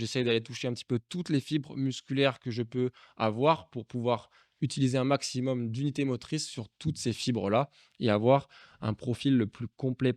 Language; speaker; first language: French; native; French